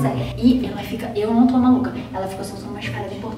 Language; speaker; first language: Portuguese; native; Portuguese